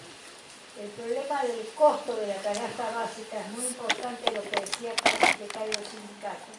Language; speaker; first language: Spanish; native; Spanish